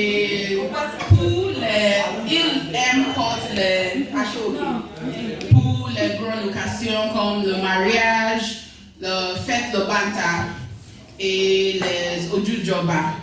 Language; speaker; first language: French; non-native, learner; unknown